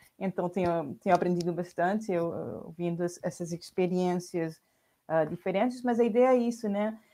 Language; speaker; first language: Portuguese; non-native, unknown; Spanish